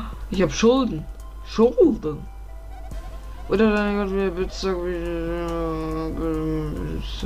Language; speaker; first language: German; native; German